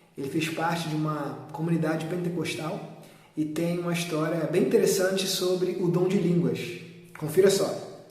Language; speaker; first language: Portuguese; native; Portuguese